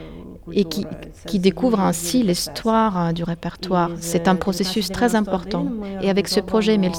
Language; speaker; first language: French; non-native, fluent; Ukrainian